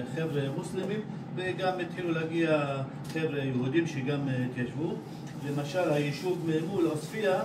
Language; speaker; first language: Hebrew; non-native, local second language; Arabic